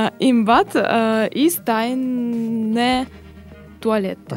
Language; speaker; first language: German; non-native, learner; Russian